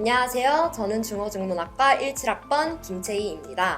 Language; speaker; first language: Korean; native; Korean